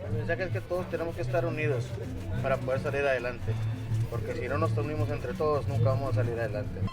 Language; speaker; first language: Spanish; native; Spanish